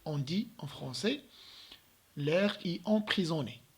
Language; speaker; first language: French; non-native, local second language; Arabic